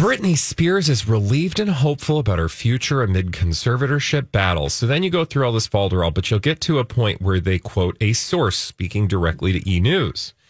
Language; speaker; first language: English; native; English